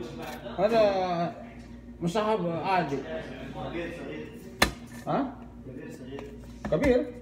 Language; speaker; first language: Arabic; non-native, learner; Filipino